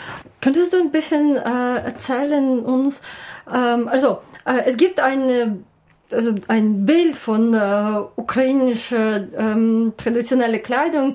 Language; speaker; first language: German; non-native, learner; Ukrainian